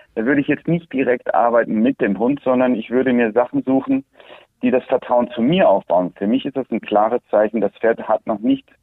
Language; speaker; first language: German; early bilingual, other home language; Spanish